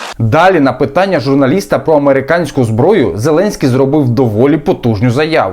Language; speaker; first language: Ukrainian; native; Ukrainian